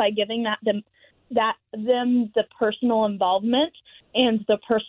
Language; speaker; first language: English; native; English